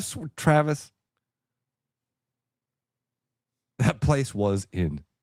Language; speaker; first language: English; native; English